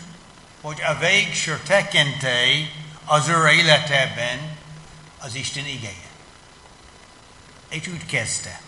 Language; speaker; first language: Hungarian; non-native, fluent; English